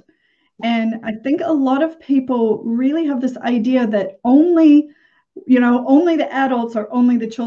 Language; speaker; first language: English; native; English